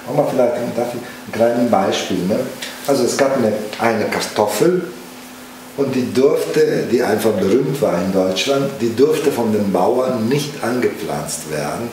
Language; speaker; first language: German; non-native, fluent; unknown